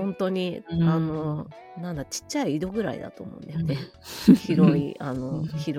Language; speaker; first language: Japanese; native; Japanese